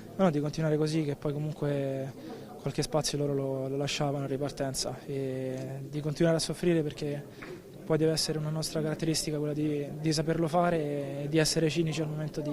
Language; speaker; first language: Italian; native; Italian